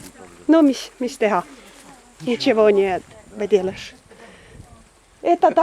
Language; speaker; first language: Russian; non-native, learner; Estonian